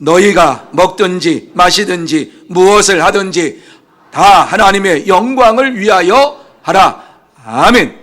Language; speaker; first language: Korean; native; Korean